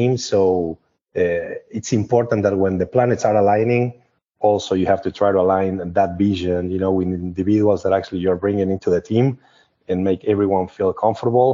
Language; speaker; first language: English; non-native, fluent; Spanish